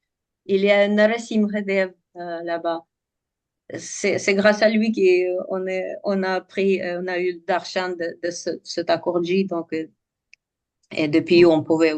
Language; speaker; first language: French; non-native, fluent; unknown